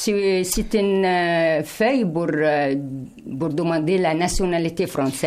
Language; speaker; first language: French; non-native, fluent; Arabic